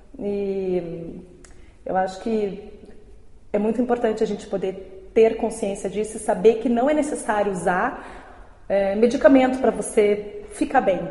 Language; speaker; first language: Portuguese; native; Portuguese